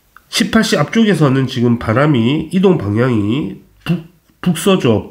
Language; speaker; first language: Korean; native; Korean